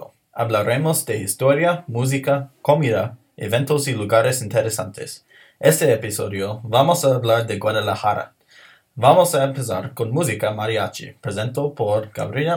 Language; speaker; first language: Spanish; non-native, learner; English